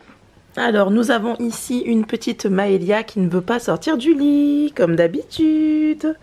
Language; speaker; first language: French; native; French